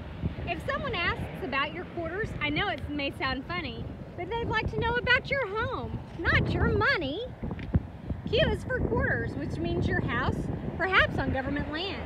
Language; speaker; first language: English; native; English